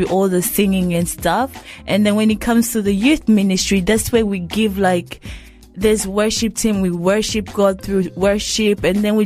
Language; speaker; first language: English; non-native, local second language; Rundi